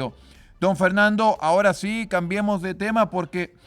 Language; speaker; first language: Spanish; native; Spanish